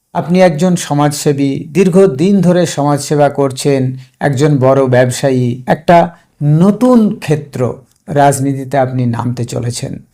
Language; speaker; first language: Bangla; native; Bangla